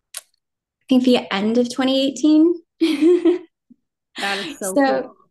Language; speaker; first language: English; early bilingual, other home language; Vietnamese